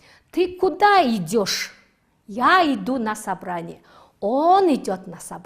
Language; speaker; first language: Russian; non-native, fluent; Mongolian